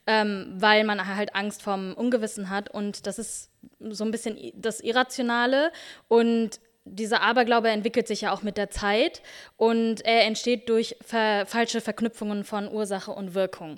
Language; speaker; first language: German; native; German